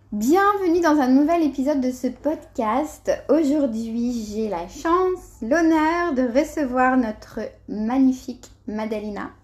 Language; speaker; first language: French; native; French